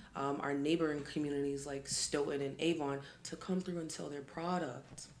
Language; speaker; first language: English; native; English